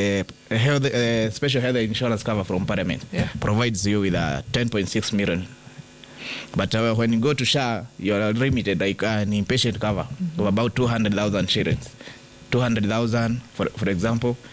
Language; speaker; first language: English; non-native, local second language; Kikuyu